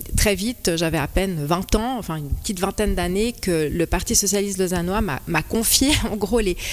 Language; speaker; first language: French; early bilingual, other home language; Spanish